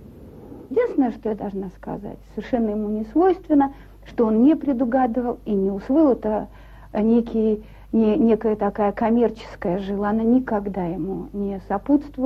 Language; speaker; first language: Russian; native; Russian